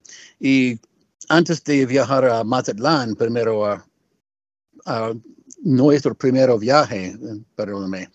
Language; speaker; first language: Spanish; non-native, learner; English